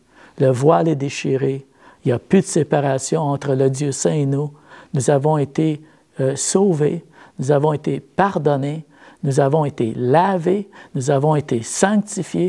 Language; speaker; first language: French; native; French